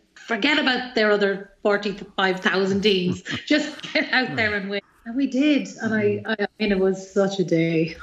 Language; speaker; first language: English; native; English